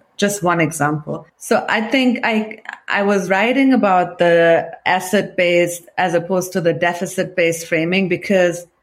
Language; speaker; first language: English; non-native, fluent; German